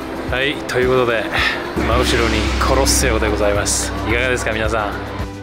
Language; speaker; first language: Japanese; native; Japanese